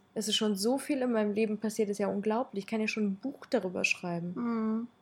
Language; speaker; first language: German; early bilingual, other home language; Russian